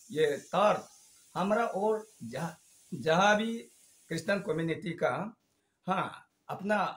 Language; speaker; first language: Hindi; non-native, local second language; Nyishi